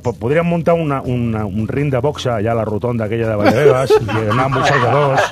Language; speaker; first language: Catalan; native; Catalan